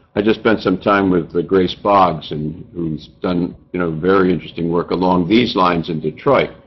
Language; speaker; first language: English; native; English